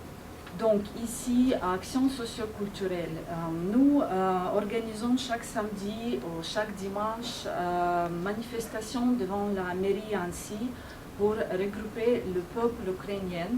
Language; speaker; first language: French; non-native, fluent; Ukrainian